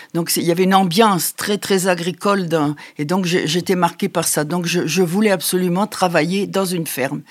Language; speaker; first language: French; native; French